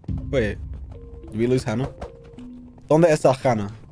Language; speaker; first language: Spanish; non-native, learner; English